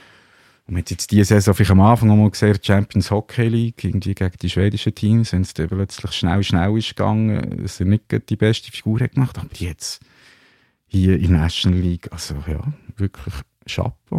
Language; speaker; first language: German; native; German